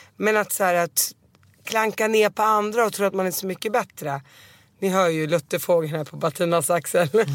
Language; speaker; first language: Swedish; early bilingual, other home language; Arabic